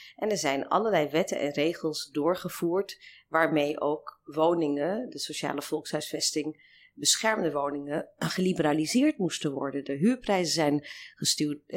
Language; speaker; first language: Dutch; early bilingual, other home language; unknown